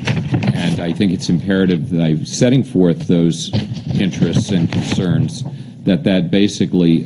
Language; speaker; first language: English; native; English